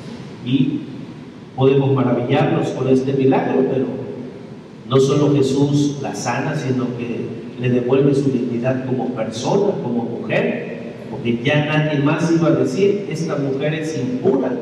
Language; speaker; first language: Spanish; native; Spanish